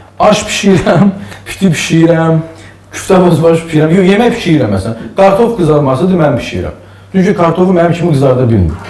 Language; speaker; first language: Azerbaijani; native; Azerbaijani